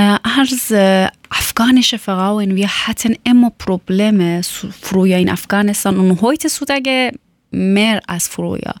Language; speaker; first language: German; non-native, learner; Persian